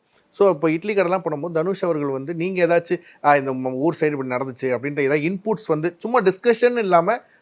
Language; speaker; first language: Tamil; native; Tamil